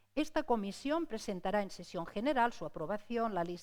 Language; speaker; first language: Spanish; non-native, local second language; Catalan